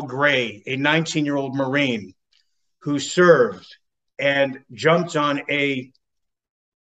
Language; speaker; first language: English; native; English